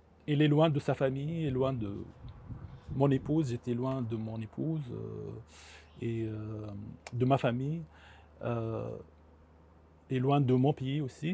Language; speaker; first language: French; non-native, local second language; Arabic